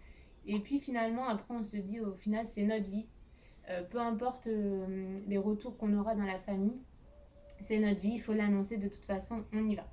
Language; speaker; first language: French; native; French